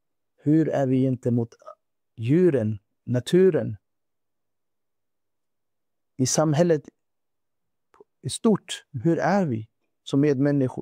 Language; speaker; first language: Swedish; non-native, fluent; Urdu